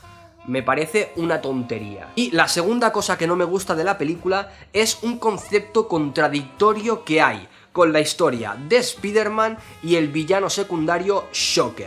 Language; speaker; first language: Spanish; native; Spanish